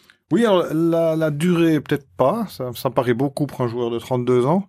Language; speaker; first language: French; native; French